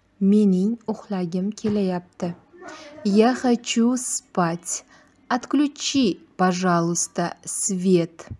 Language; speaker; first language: Russian; non-native, fluent; Uzbek